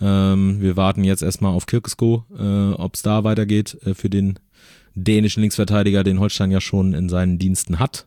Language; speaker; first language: German; native; German